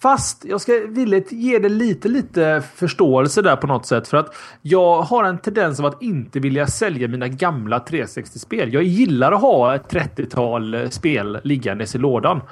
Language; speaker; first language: Swedish; native; Swedish